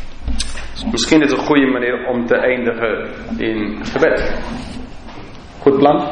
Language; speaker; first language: Dutch; non-native, fluent; English